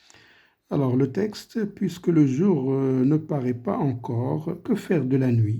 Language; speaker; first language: French; non-native, local second language; Arabic